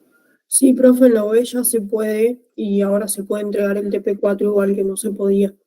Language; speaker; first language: Spanish; native; Spanish